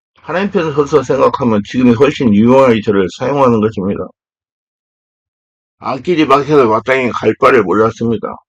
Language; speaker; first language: Korean; native; Korean